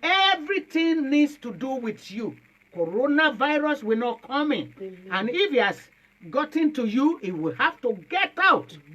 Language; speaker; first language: English; non-native, local second language; Yoruba